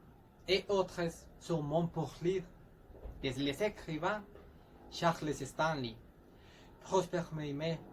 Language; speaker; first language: French; non-native, learner; Spanish